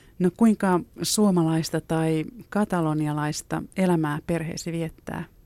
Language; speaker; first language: Finnish; native; Finnish